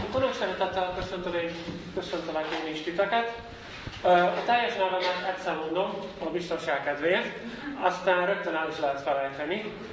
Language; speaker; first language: Hungarian; non-native, fluent; Dutch